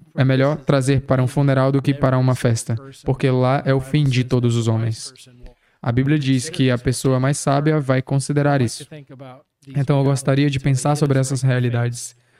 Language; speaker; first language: Portuguese; non-native, fluent; English